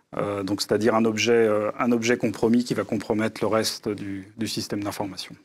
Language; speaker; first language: French; native; French